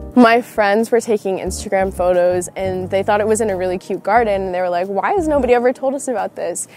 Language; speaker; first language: English; native; English